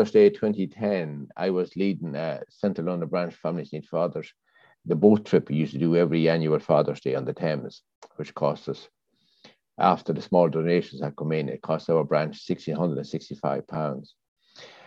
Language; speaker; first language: English; native; English